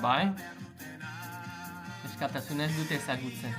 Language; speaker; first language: Basque; non-native, learner; English